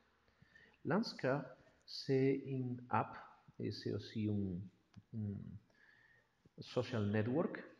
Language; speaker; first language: French; non-native, learner; Spanish